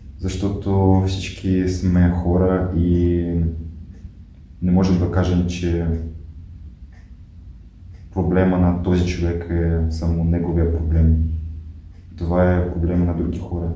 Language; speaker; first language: Bulgarian; non-native, fluent; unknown